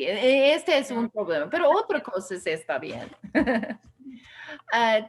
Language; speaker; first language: Spanish; non-native, learner; English